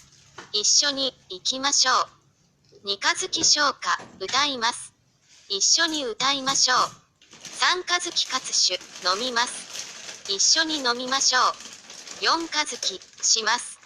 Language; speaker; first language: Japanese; non-native, fluent; Chinese